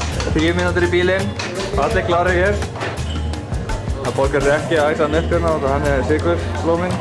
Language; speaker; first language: Icelandic; native; Icelandic